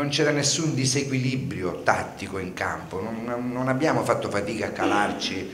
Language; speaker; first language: Italian; native; Italian